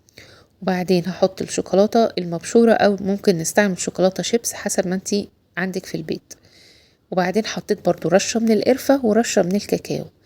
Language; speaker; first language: Arabic; native; Arabic